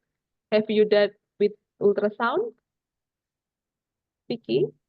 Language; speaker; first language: English; non-native, fluent; Indonesian